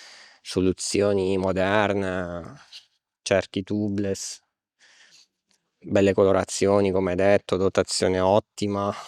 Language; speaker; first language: Italian; native; Italian